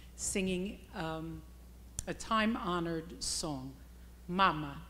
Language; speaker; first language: English; native; English